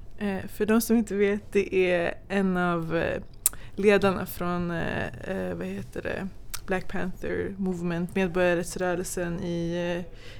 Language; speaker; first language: Swedish; early bilingual, other home language; Persian